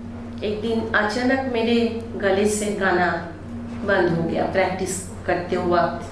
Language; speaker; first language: Hindi; non-native, local second language; Bangla